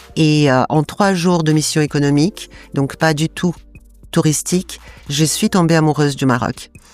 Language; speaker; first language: French; non-native, fluent; Portuguese